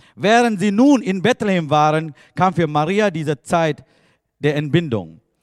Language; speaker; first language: German; non-native, fluent; Tamil